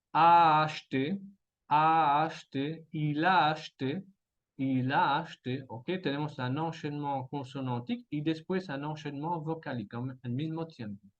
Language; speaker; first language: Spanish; non-native, fluent; French